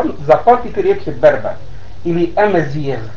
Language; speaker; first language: Bosnian; non-native, learner; Arabic